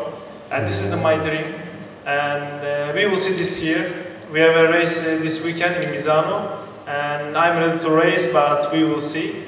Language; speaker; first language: English; non-native, learner; Turkish